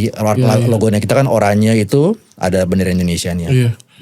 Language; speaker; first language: Indonesian; native; Indonesian